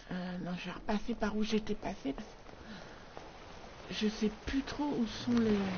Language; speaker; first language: French; native; French